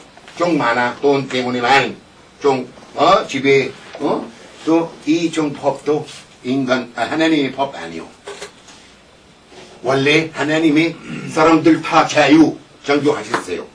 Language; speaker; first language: Korean; non-native, learner; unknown